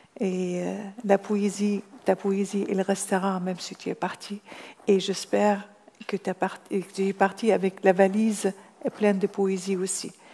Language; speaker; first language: French; non-native, fluent; Arabic